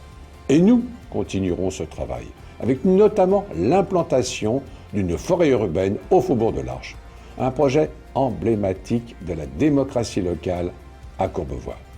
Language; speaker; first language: French; native; French